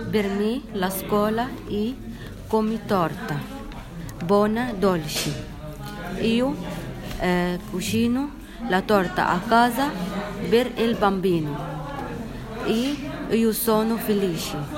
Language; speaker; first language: Italian; non-native, learner; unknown